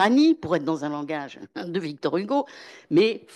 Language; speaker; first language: French; native; French